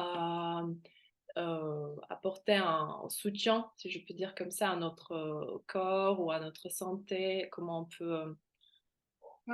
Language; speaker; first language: French; non-native, fluent; Slovak